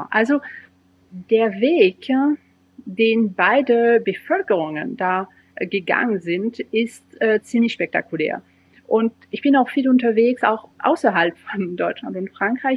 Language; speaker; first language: German; non-native, fluent; French